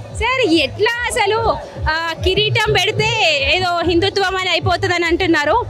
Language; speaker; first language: Telugu; native; Telugu